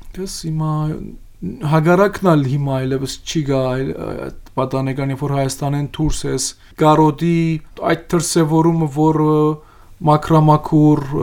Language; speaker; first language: Armenian; early bilingual, heritage; Armenian